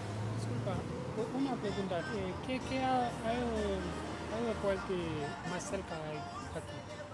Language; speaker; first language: Spanish; non-native, learner; Haitian Creole